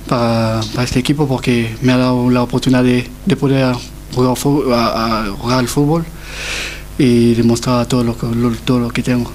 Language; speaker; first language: Spanish; non-native, fluent; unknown